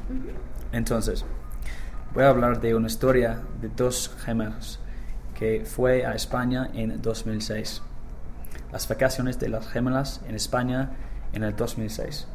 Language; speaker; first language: Spanish; non-native, learner; English